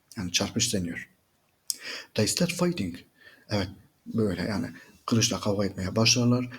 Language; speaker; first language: Turkish; native; Turkish